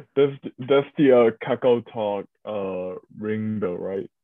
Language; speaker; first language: English; early bilingual, other home language; Korean